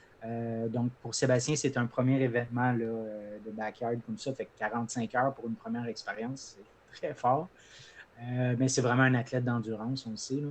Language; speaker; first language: French; native; French